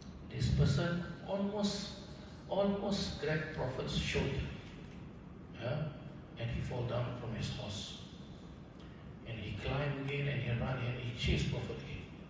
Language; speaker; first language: English; non-native, local second language; Malay